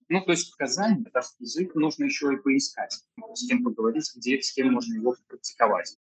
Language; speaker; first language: Russian; native; Russian